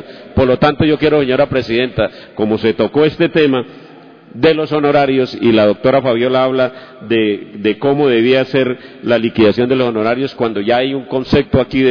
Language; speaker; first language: Spanish; native; Spanish